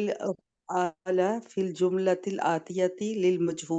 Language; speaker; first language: Arabic; non-native, learner; Urdu